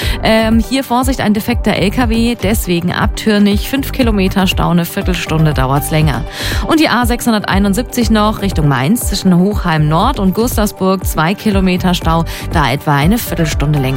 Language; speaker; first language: German; native; German